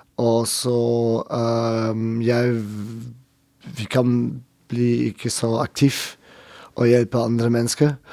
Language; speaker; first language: Norwegian; non-native, learner; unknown